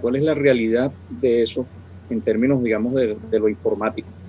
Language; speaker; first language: Spanish; native; Spanish